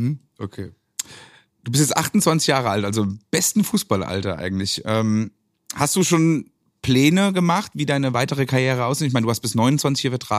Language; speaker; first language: German; native; German